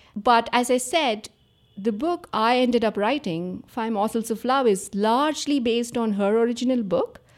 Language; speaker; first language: English; non-native, local second language; Telugu